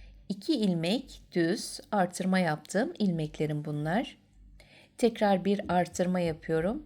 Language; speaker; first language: Turkish; native; Turkish